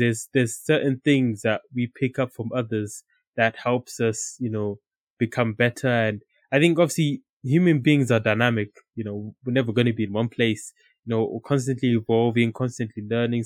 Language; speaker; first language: English; non-native, local second language; Shona